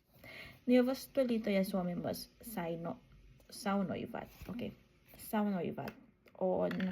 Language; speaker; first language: Finnish; non-native, learner; Filipino